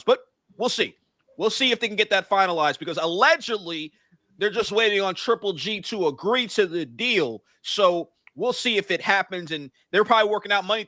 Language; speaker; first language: English; native; English